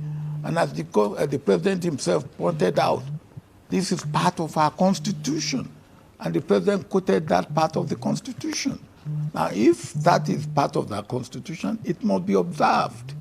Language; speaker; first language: English; non-native, local second language; Yoruba